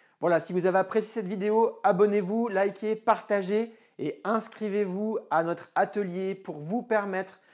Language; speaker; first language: French; native; French